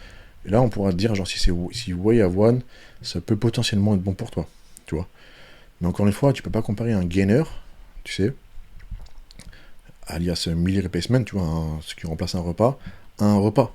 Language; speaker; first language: French; native; French